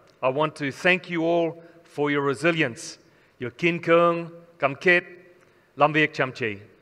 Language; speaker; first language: Vietnamese; non-native, learner; English